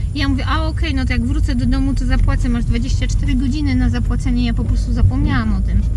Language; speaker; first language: Polish; native; Polish